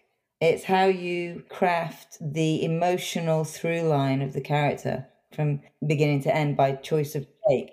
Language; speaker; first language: English; native; English